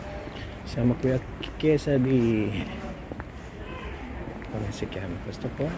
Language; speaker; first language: Italian; non-native, learner; Filipino